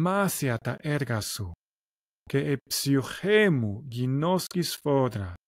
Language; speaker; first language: Greek; non-native, learner; English